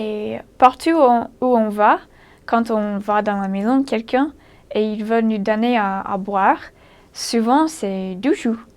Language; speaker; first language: French; non-native, fluent; English